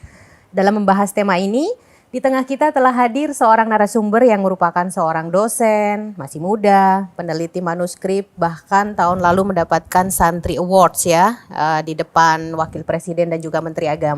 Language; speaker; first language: Indonesian; native; Indonesian